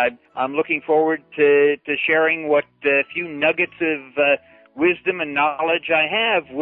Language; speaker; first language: English; native; English